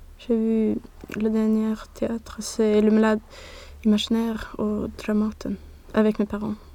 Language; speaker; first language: French; non-native, learner; Swedish